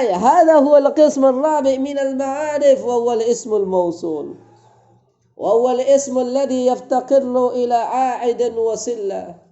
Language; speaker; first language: Arabic; non-native, fluent; Indonesian